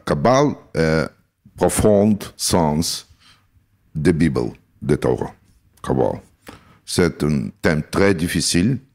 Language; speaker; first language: French; non-native, learner; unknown